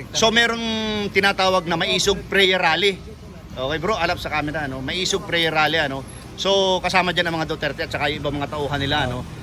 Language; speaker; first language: Filipino; non-native, local second language; Bikol